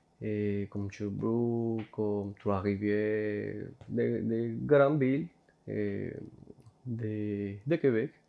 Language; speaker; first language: French; non-native, learner; Spanish